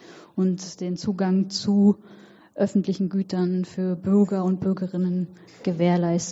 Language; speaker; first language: German; native; German